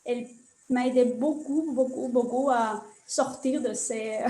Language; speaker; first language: French; non-native, learner; Spanish